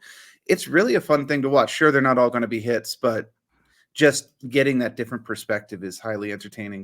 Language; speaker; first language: English; native; English